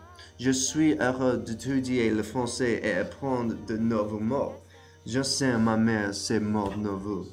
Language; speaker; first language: French; non-native, learner; English